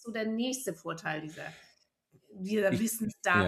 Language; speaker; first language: German; native; German